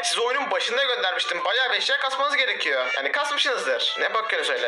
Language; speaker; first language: Turkish; native; Turkish